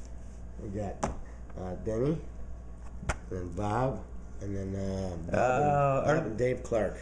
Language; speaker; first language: English; native; English